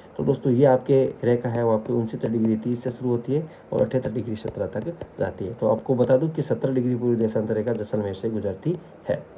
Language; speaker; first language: Hindi; native; Hindi